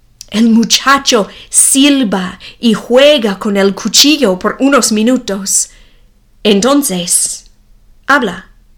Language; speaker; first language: Spanish; non-native, fluent; English